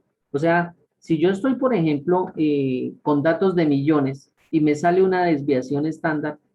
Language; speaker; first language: Spanish; native; Spanish